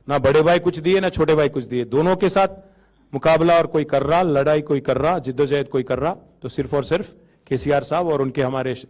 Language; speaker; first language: Hindi; non-native, local second language; Telugu